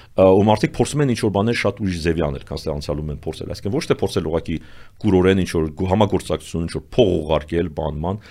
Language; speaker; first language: Armenian; native; Armenian